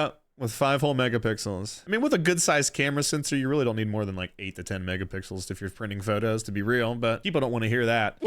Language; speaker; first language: English; native; English